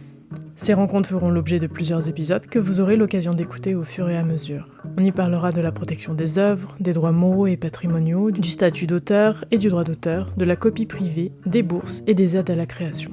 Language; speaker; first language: French; native; French